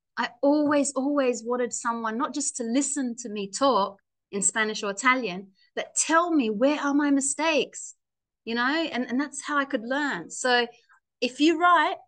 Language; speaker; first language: English; native; English